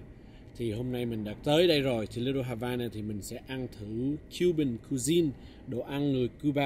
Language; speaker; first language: Vietnamese; early bilingual, heritage; Vietnamese